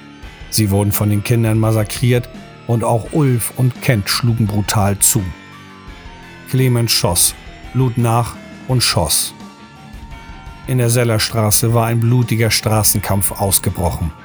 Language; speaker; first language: German; native; German